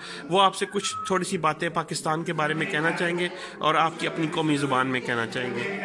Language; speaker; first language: Urdu; native; Urdu